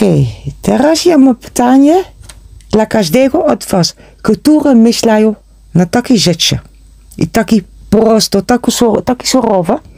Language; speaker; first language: Polish; non-native, learner; Dutch